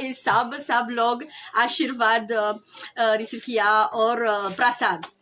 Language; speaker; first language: Hindi; non-native, learner; French